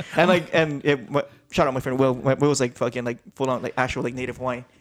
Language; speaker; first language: English; native; English